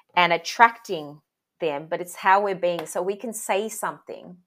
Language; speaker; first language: English; native; English